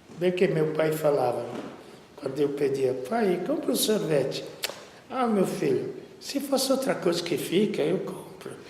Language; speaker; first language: Portuguese; non-native, fluent; Italian